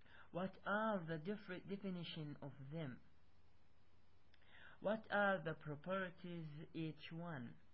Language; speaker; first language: English; non-native, fluent; Arabic